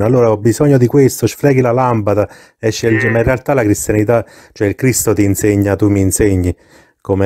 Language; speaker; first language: Italian; native; Italian